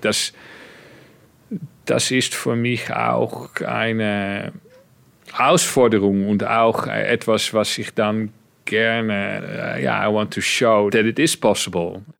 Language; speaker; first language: German; non-native, fluent; Dutch